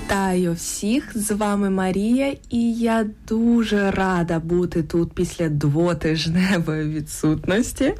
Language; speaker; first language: Ukrainian; native; Ukrainian